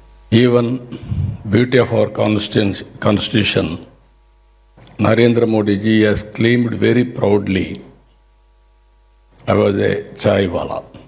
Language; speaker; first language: English; non-native, local second language; Telugu